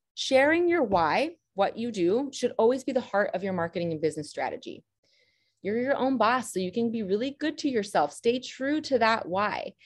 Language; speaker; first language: English; native; English